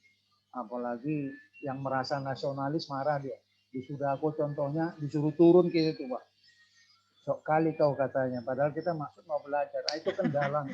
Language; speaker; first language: Indonesian; native; Indonesian